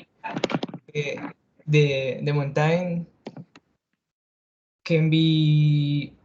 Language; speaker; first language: English; non-native, learner; Spanish